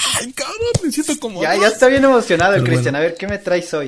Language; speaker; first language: Spanish; native; Spanish